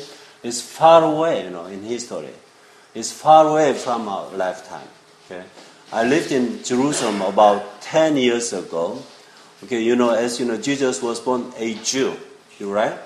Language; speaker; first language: English; non-native, fluent; Korean